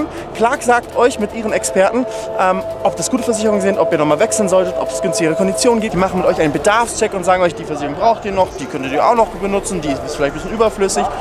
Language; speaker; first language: German; native; German